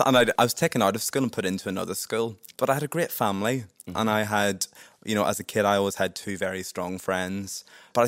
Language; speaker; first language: English; native; English